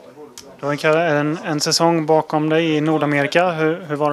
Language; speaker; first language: Swedish; native; Swedish